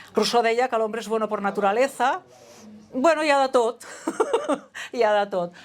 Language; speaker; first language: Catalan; non-native, local second language; Spanish